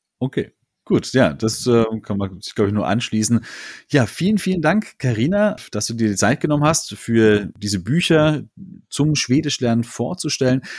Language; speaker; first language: German; native; German